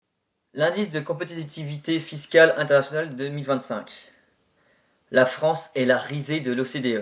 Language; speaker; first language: French; native; French